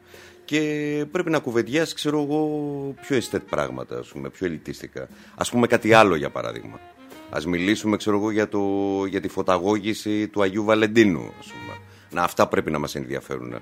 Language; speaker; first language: Greek; native; Greek